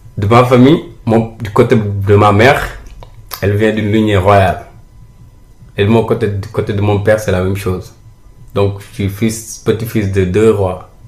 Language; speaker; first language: French; non-native, local second language; Wolof